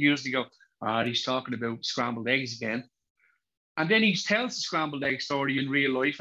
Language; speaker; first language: English; native; English